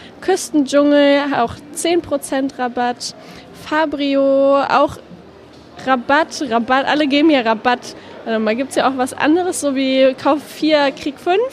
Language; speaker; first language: German; native; German